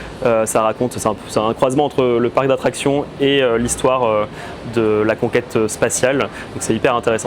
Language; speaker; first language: French; native; French